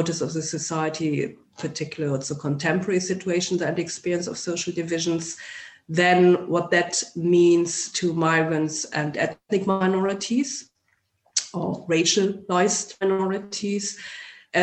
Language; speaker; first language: English; non-native, fluent; German